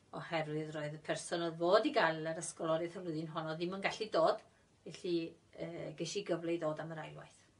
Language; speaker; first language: Welsh; early bilingual, heritage; Spanish